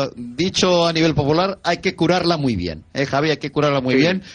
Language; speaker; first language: Spanish; native; Spanish